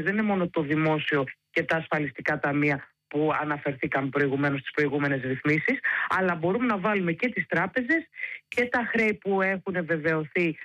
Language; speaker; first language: Greek; native; Greek